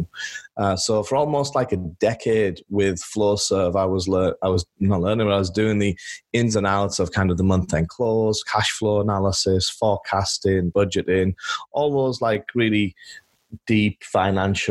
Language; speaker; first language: English; native; English